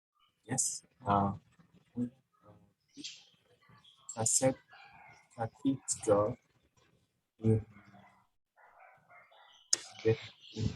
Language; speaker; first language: English; non-native, learner; Vietnamese